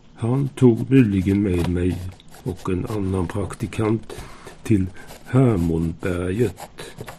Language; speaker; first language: Swedish; native; Swedish